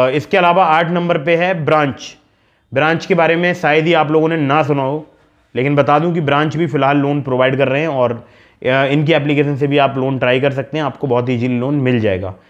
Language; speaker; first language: Hindi; native; Hindi